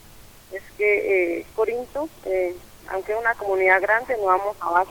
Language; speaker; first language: Spanish; native; Spanish